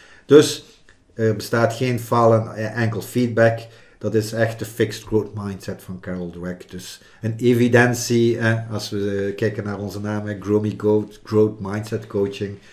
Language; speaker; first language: Dutch; native; Dutch